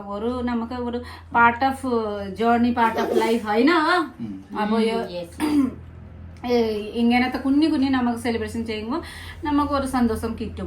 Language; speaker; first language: Malayalam; non-native, learner; Nepali